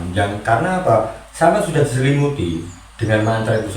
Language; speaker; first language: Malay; non-native, local second language; Javanese